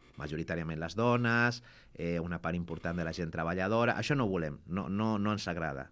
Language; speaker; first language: Catalan; non-native, fluent; Spanish